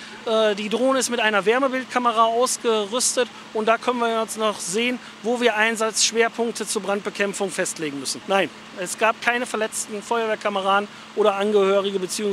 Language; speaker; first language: German; native; German